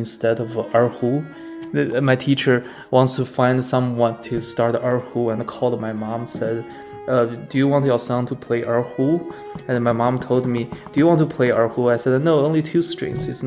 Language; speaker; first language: English; non-native, fluent; Chinese